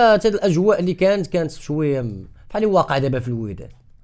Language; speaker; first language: Arabic; native; Arabic